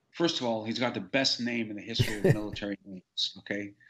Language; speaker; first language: English; native; English